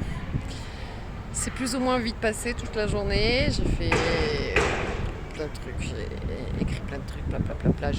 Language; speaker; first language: French; native; French